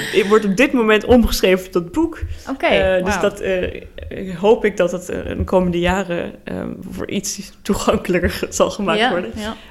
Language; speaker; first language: Dutch; early bilingual, heritage; Dutch